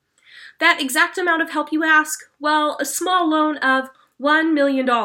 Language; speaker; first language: English; native; English